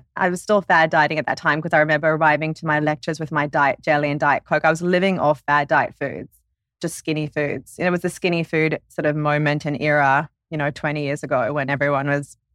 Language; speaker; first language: English; native; English